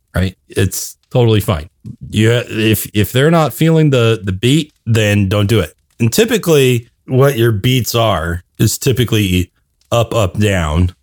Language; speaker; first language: English; native; English